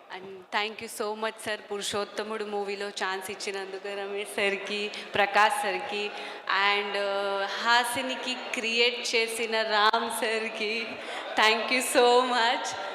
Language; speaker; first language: Telugu; non-native, fluent; Marathi